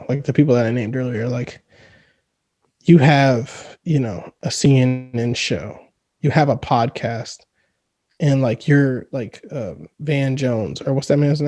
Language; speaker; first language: English; native; English